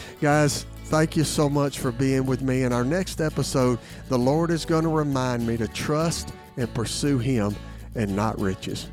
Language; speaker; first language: English; native; English